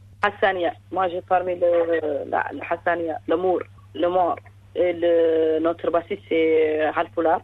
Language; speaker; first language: French; non-native, learner; Arabic